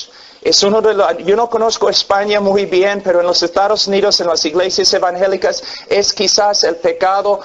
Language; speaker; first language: Spanish; non-native, fluent; English